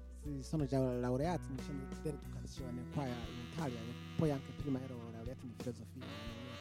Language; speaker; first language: Italian; non-native, local second language; Rundi